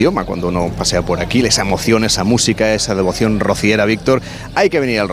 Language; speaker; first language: Spanish; native; Spanish